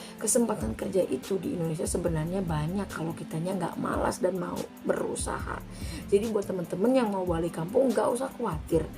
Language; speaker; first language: Indonesian; native; Indonesian